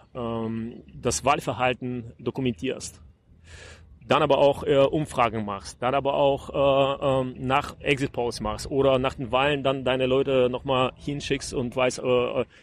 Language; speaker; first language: German; non-native, fluent; Russian